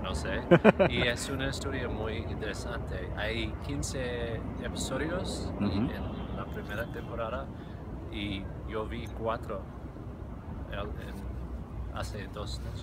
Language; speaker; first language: Spanish; non-native, fluent; English